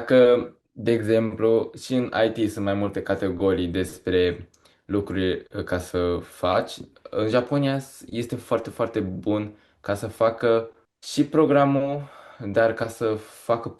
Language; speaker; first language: Romanian; early bilingual, heritage; Romanian